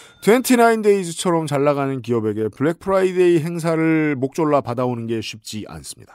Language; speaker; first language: Korean; native; Korean